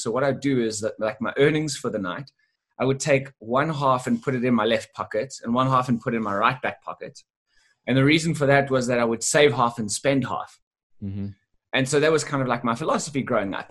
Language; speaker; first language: English; native; English